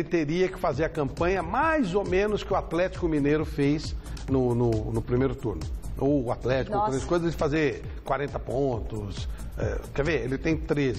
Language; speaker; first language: Portuguese; native; Portuguese